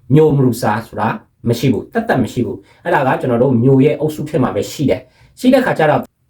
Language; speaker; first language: Burmese; non-native, local second language; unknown